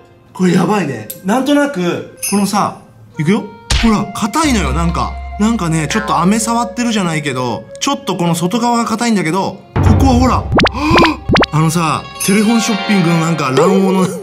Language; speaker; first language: Japanese; native; Japanese